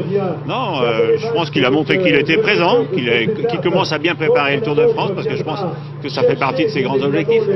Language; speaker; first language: French; native; French